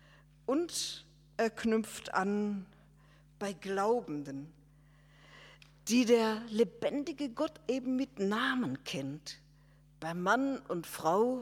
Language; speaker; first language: German; native; German